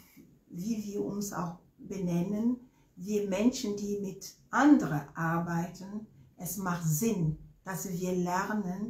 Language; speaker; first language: German; non-native, fluent; Ewe